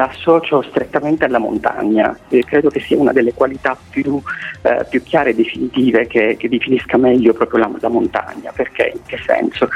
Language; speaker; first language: Italian; native; Italian